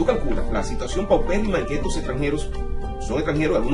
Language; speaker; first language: Spanish; native; Spanish